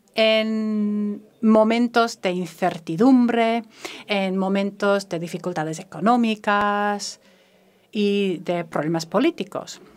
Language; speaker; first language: Spanish; non-native, fluent; French